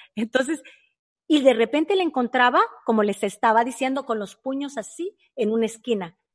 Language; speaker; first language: Spanish; native; Spanish